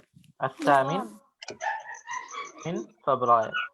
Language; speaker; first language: Arabic; non-native, fluent; Urdu